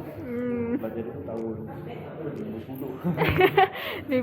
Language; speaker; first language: Malay; native; Malay